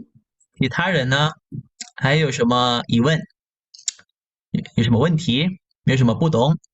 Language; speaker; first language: Chinese; non-native, fluent; Indonesian